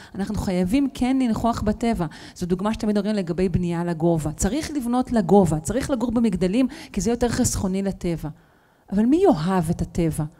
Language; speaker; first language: Hebrew; native; Hebrew